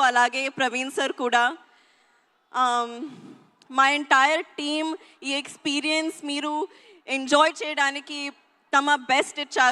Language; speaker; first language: Telugu; non-native, learner; Hindi